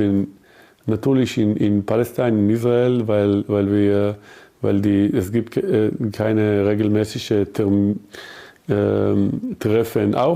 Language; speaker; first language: German; non-native, learner; Hebrew